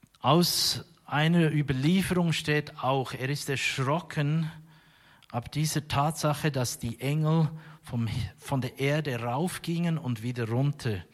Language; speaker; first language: German; native; German